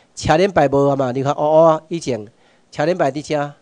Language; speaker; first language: Chinese; native; Chinese